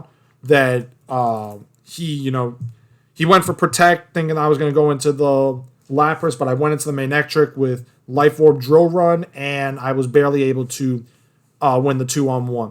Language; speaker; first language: English; native; English